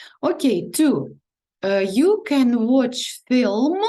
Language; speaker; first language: English; non-native, learner; Ukrainian